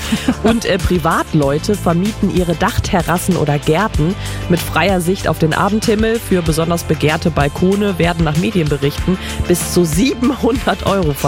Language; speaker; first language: German; native; German